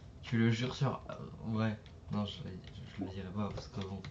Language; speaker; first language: French; native; French